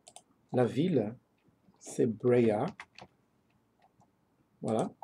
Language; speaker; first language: French; non-native, fluent; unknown